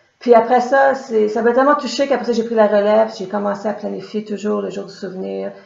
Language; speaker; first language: French; native; French